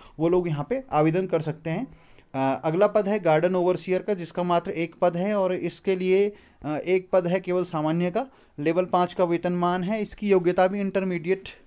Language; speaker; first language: Hindi; native; Hindi